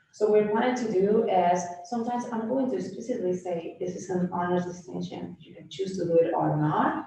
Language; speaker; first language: English; non-native, fluent; Spanish